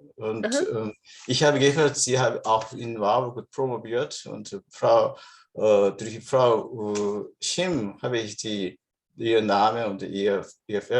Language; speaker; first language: German; non-native, learner; Korean